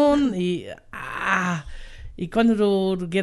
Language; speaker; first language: Spanish; non-native, fluent; German